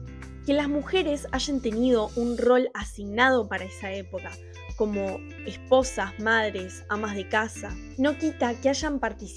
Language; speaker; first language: Spanish; native; Spanish